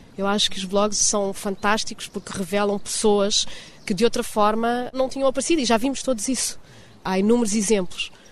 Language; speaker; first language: Portuguese; native; Portuguese